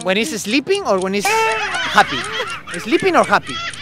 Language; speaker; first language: English; non-native, fluent; Spanish